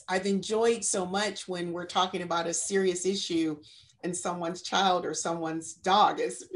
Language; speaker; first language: English; native; English